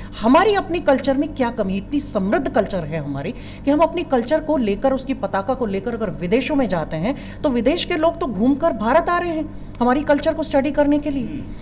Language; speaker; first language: Hindi; native; Hindi